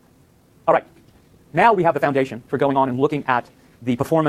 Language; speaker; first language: English; native; English